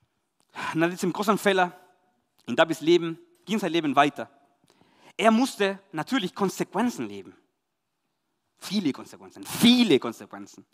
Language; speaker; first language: German; non-native, learner; Spanish